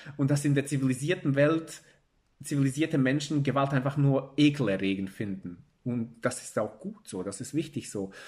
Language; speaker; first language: German; early bilingual, other home language; Bosnian